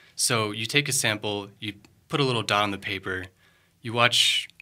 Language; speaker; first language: English; native; English